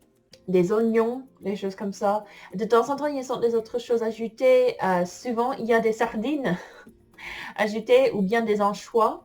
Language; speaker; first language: French; non-native, fluent; English